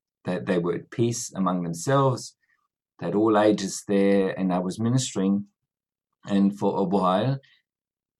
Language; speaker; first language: English; non-native, fluent; German